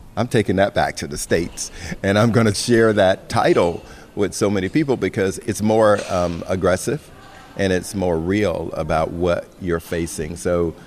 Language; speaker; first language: English; native; English